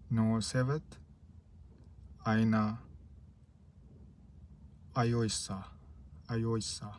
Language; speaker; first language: Finnish; non-native, learner; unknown